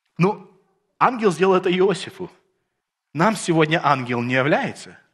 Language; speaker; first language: Russian; early bilingual, heritage; Russian